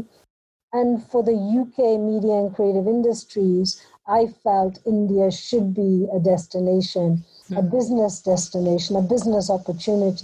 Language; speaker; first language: English; native; English